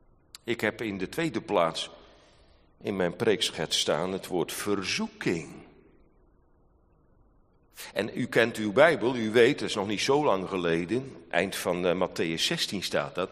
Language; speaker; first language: Dutch; native; Dutch